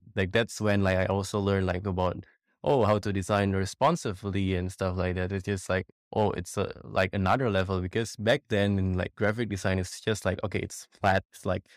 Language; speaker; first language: English; non-native, fluent; Indonesian